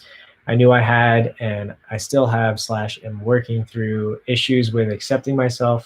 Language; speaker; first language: English; native; English